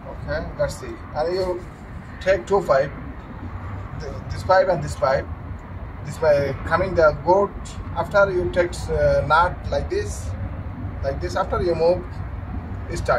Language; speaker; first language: English; non-native, learner; Bangla